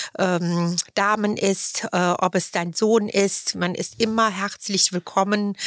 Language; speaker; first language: German; native; German